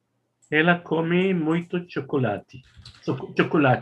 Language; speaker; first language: Portuguese; non-native, learner; Hebrew